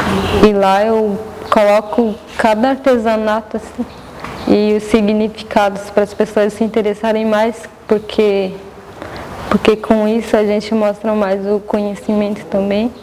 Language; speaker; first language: Portuguese; non-native, local second language; Guarani